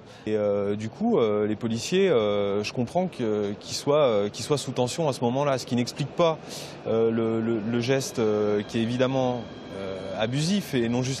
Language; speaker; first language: French; native; French